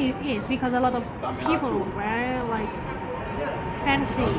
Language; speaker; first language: English; non-native, learner; Thai